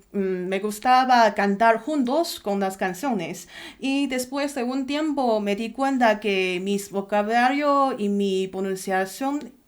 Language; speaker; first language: Spanish; non-native, learner; Chinese